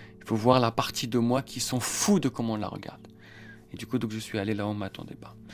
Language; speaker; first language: French; non-native, local second language; Arabic